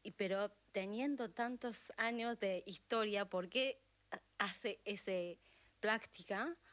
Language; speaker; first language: Spanish; non-native, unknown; Japanese